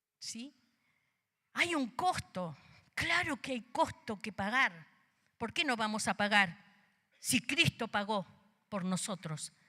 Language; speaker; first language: Spanish; native; Spanish